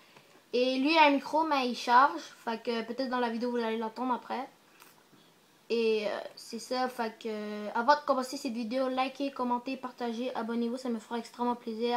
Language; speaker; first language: French; native; French